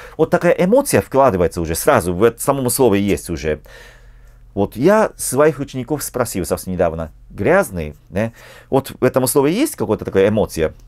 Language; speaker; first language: Russian; non-native, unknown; Japanese